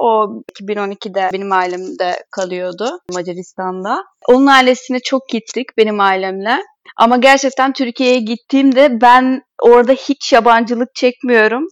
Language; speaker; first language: Turkish; non-native, fluent; Hungarian